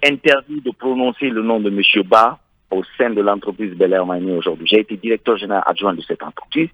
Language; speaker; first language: French; non-native, local second language; Fula